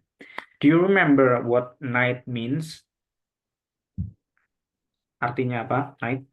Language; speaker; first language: English; non-native, local second language; Indonesian